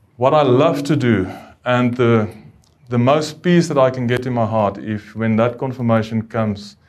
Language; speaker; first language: English; non-native, local second language; Afrikaans